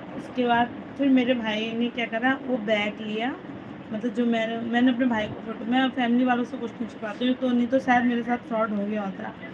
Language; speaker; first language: Hindi; native; Hindi